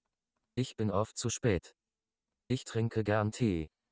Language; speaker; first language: German; non-native, learner; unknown